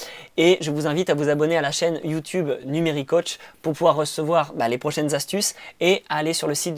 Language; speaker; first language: French; native; French